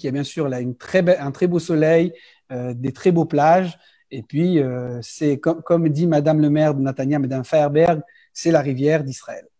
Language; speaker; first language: French; early bilingual, heritage; French